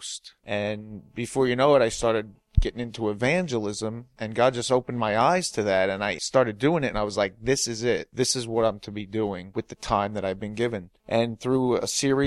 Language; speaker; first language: English; native; English